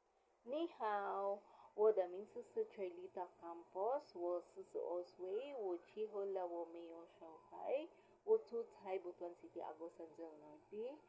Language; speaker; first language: Chinese; non-native, local second language; Filipino